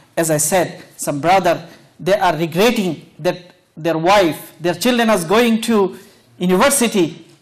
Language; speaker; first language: English; non-native, local second language; Bangla